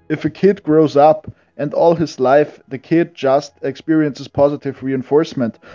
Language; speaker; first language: English; non-native, fluent; German